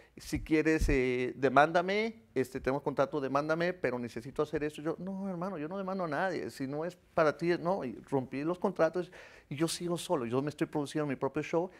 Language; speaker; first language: Spanish; native; Spanish